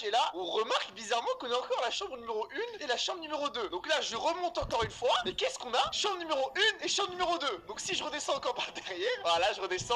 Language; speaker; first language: French; native; French